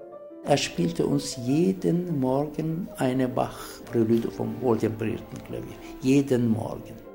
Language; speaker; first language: German; non-native, fluent; Turkish